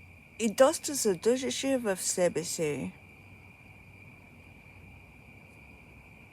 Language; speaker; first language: Bulgarian; early bilingual, heritage; Bulgarian